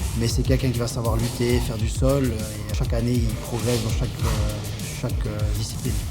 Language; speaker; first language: French; native; French